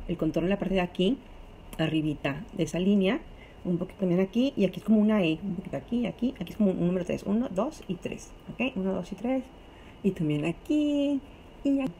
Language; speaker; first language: Spanish; native; Spanish